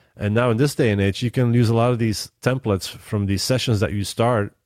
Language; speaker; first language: English; non-native, fluent; Dutch